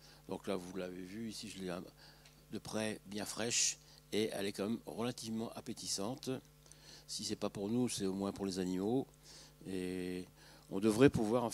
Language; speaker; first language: French; native; French